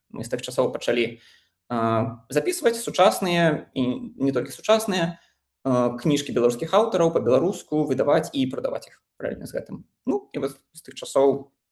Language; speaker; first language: Belarusian; non-native, local second language; Russian